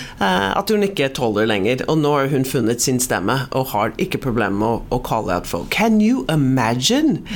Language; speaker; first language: Norwegian; non-native, fluent; English